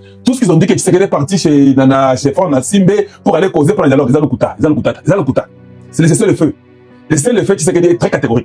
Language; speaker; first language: French; non-native, local second language; Lingala